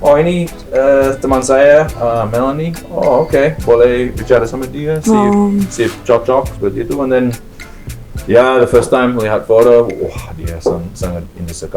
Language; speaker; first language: Indonesian; non-native, learner; English